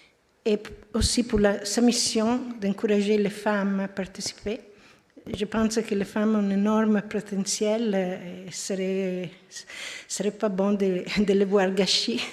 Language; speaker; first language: French; non-native, fluent; Italian